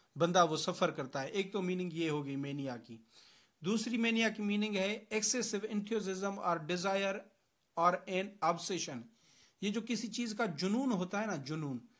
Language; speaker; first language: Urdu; non-native, local second language; Sindhi